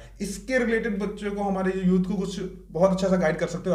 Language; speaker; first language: Hindi; native; Hindi